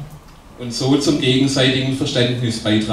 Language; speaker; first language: German; native; German